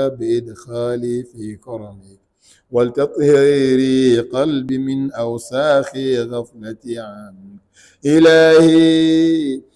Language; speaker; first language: Arabic; non-native, fluent; Ganda